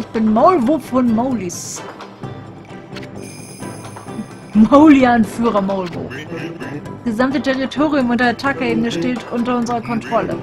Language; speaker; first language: German; native; German